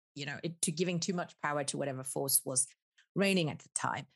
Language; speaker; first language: English; early bilingual, other home language; Spanish